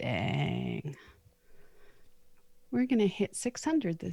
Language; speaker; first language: English; native; English